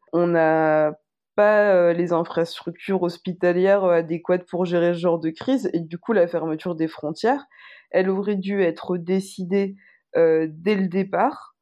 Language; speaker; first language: French; native; French